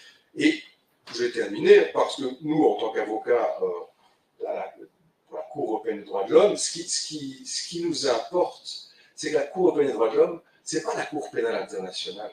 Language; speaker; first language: French; native; French